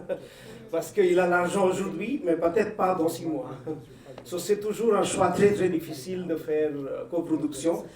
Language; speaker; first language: French; non-native, fluent; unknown